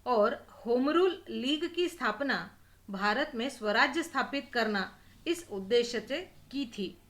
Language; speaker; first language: Hindi; non-native, local second language; Marathi